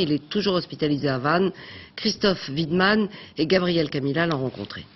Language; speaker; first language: French; native; French